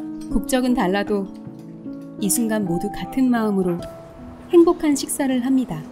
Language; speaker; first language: Korean; native; Korean